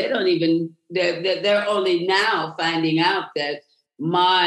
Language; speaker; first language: English; native; English